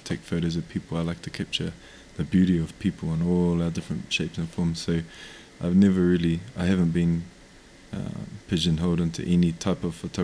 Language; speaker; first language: English; non-native, local second language; Māori